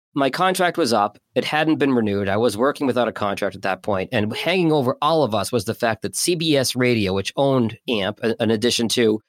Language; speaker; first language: English; native; English